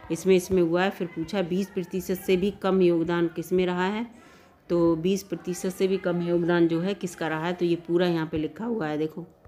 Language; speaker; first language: Hindi; native; Hindi